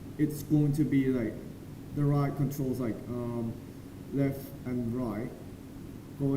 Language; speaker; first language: English; non-native, learner; Thai